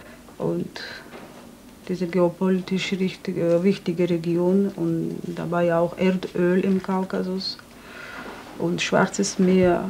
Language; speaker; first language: German; non-native, fluent; Georgian